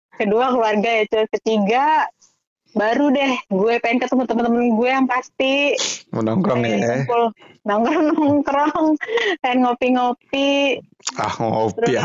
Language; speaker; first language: Indonesian; native; Indonesian